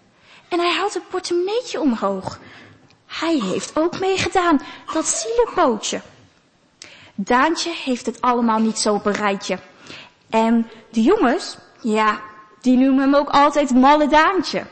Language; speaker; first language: Dutch; native; Dutch